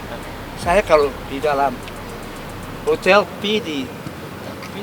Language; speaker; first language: Indonesian; non-native, learner; Dutch